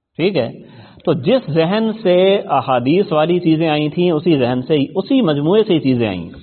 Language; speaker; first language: Urdu; non-native, local second language; Punjabi